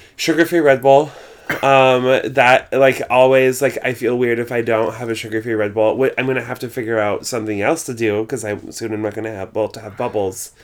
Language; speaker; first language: English; native; English